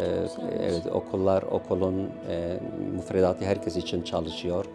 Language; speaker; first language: Turkish; non-native, local second language; Syriac